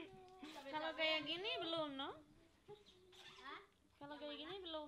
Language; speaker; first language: Indonesian; non-native, fluent; English